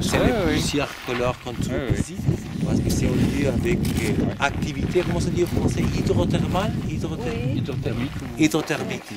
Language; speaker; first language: French; non-native, learner; Spanish